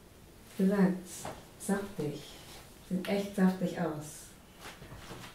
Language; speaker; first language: German; non-native, fluent; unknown